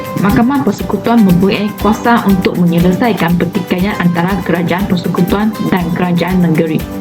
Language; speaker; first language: Malay; non-native, local second language; Chinese